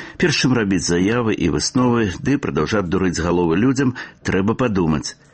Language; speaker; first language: Belarusian; native; Belarusian